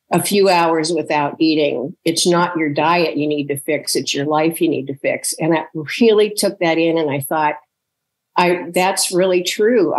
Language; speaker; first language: English; native; English